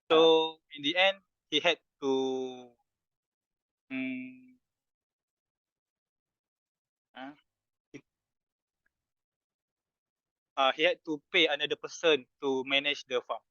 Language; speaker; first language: English; non-native, fluent; Malay